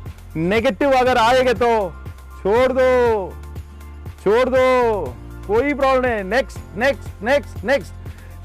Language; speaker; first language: Hindi; non-native, local second language; Tamil